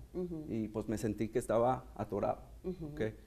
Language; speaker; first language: Spanish; early bilingual, heritage; Spanish